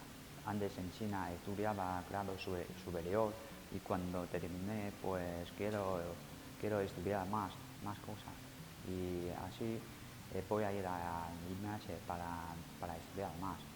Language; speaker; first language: Spanish; non-native, learner; Chinese